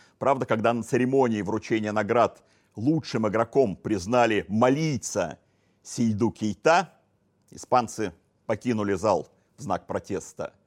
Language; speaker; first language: Russian; native; Russian